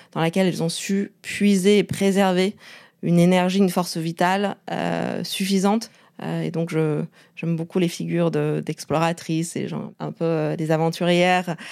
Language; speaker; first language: French; non-native, fluent; Chinese